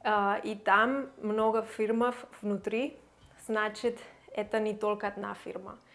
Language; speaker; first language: Russian; non-native, learner; Catalan